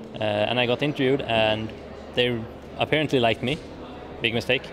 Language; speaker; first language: English; non-native, fluent; Swedish